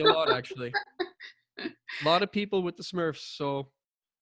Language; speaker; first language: English; native; English